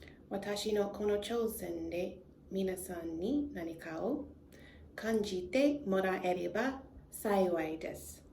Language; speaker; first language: Japanese; non-native, learner; English